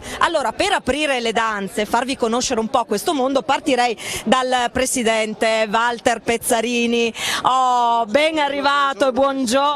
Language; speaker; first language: Italian; native; Italian